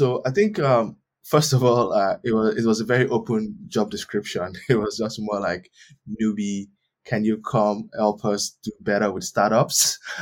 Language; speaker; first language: English; non-native, local second language; Yoruba